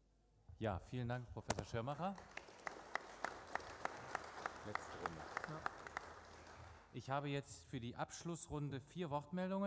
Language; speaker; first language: German; native; German